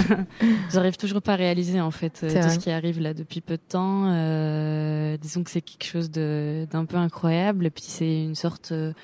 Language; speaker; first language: French; non-native, local second language; Arabic